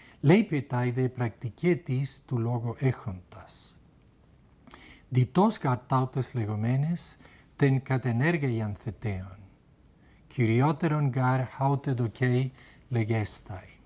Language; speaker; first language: Greek; non-native, fluent; Spanish